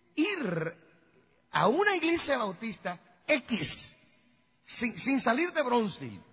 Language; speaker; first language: Spanish; native; Spanish